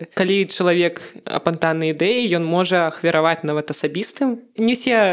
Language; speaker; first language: Belarusian; non-native, local second language; Russian